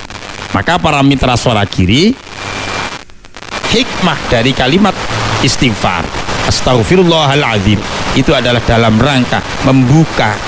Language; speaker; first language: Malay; non-native, local second language; Javanese